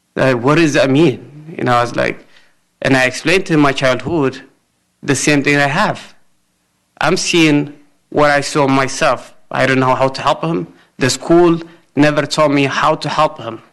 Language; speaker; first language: English; non-native, fluent; Amharic